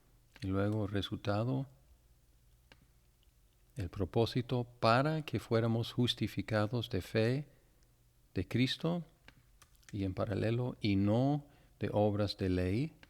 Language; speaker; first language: Spanish; non-native, fluent; English